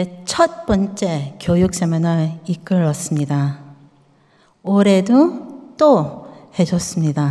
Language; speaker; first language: Korean; early bilingual, heritage; Korean